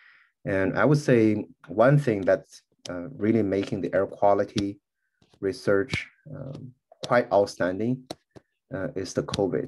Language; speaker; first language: English; non-native, fluent; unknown